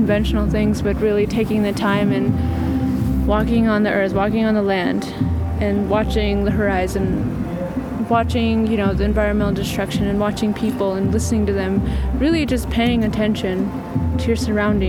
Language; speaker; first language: English; native; English